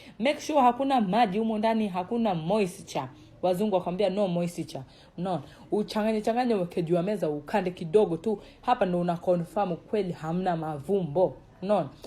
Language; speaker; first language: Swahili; native; Swahili